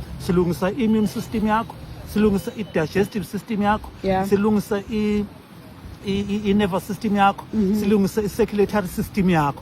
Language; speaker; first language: Zulu; native; Zulu